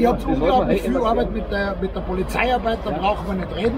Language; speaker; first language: German; native; German